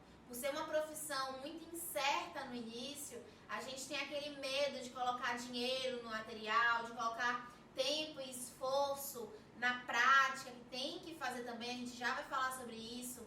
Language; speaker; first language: Portuguese; native; Portuguese